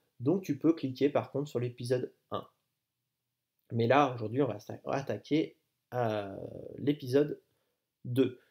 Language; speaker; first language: French; native; French